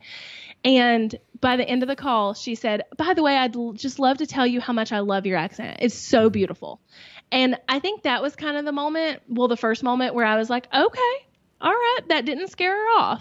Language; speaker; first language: English; native; English